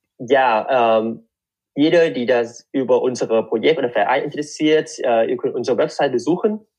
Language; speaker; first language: German; non-native, fluent; Vietnamese